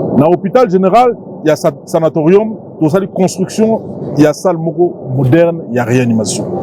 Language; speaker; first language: Lingala; native; Lingala